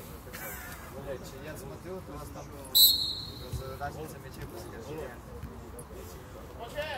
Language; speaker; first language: Russian; native; Russian